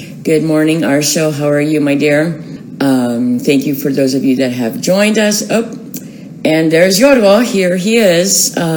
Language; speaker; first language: English; early bilingual, other home language; Greek